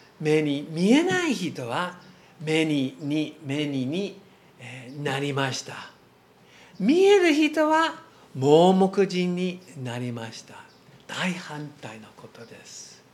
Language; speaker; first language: Japanese; non-native, learner; English